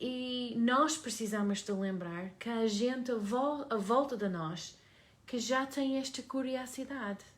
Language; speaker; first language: Portuguese; non-native, learner; English